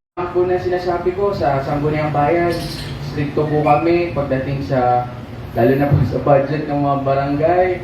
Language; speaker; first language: Filipino; non-native, local second language; Pangasinan